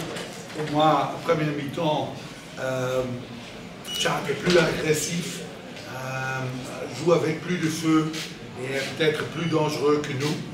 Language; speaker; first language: French; non-native, learner; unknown